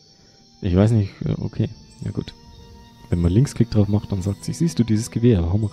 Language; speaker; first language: German; native; German